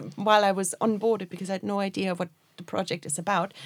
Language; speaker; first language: English; non-native, fluent; German